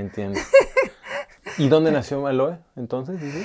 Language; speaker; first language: Spanish; native; Spanish